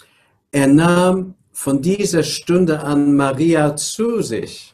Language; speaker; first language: German; non-native, local second language; Luxembourgish